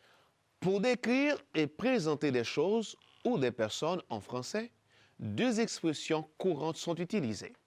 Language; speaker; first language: French; non-native, fluent; Spanish